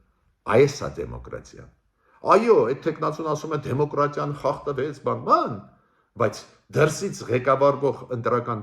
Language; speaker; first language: Armenian; native; Armenian